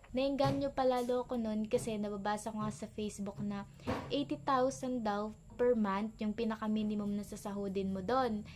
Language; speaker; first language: Filipino; native; Filipino